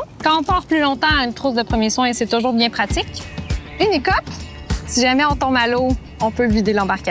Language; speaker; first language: French; native; French